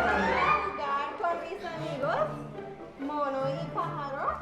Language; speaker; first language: Spanish; non-native, learner; English